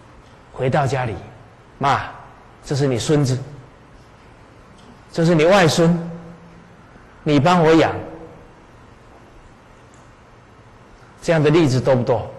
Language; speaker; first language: Chinese; native; Chinese